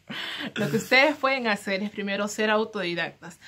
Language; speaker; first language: Spanish; native; Spanish